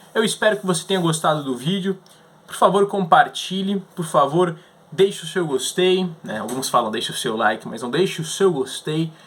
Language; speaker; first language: Portuguese; native; Portuguese